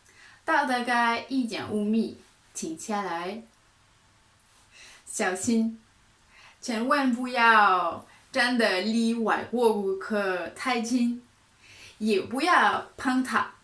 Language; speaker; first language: Chinese; non-native, fluent; French